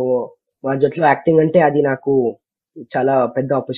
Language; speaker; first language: Telugu; non-native, learner; Kannada